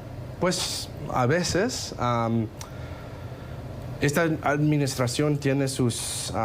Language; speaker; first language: Spanish; non-native, fluent; English